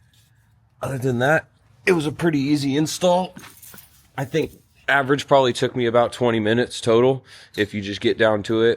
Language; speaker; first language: English; native; English